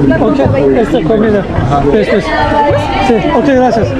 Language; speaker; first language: Spanish; non-native, learner; Turkish